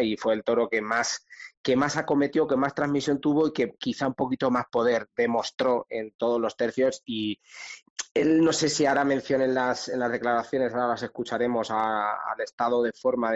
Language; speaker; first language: Spanish; native; Spanish